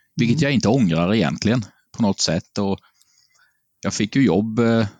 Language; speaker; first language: Swedish; native; Swedish